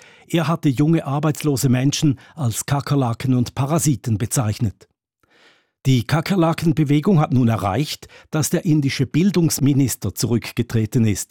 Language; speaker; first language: German; native; German